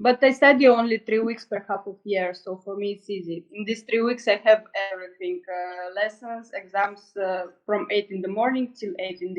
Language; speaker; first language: English; non-native, learner; Russian